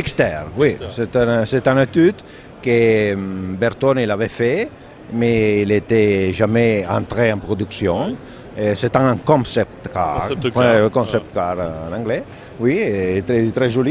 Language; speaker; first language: French; non-native, fluent; Italian